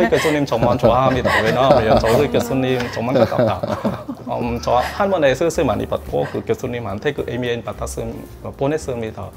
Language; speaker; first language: Korean; non-native, learner; Vietnamese